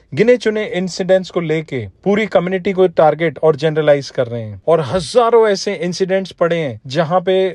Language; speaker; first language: Hindi; non-native, local second language; Punjabi